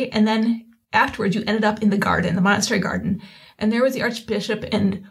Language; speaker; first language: English; native; English